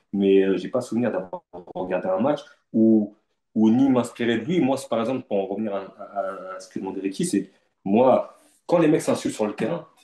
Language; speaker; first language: French; native; French